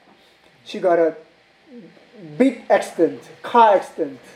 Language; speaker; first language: English; non-native, learner; Korean